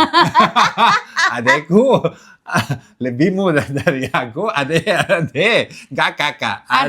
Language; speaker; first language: Indonesian; non-native, learner; Catalan